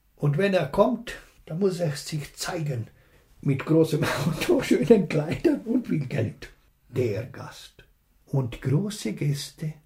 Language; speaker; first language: German; non-native, local second language; Ladin